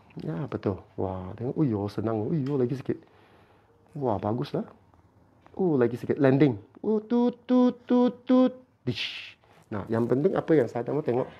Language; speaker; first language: Malay; non-native, local second language; Chinese